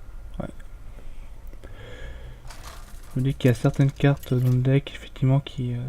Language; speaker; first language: French; native; French